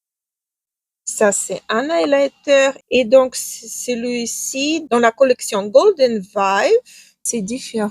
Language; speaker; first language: French; non-native, fluent; Ukrainian